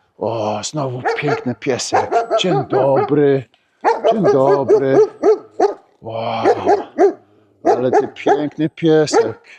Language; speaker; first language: Polish; early bilingual, heritage; Polish